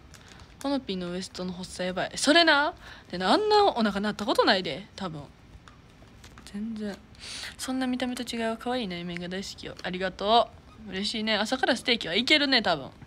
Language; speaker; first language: Japanese; native; Japanese